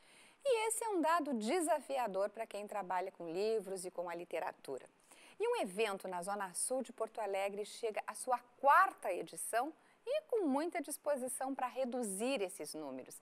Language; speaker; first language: Portuguese; native; Portuguese